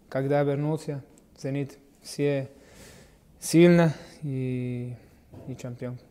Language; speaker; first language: Russian; non-native, learner; Portuguese